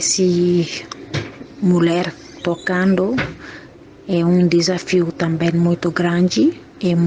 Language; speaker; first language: Portuguese; non-native, learner; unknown